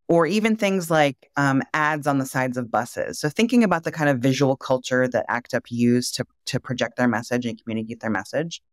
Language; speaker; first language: English; native; English